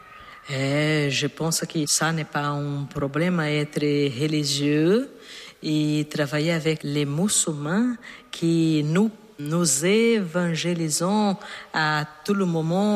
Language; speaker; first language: French; non-native, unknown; Portuguese